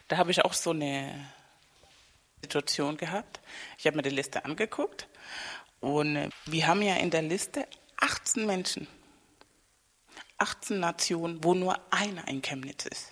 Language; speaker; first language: German; non-native, fluent; Spanish